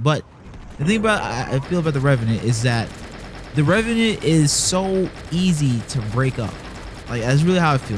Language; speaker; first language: English; native; English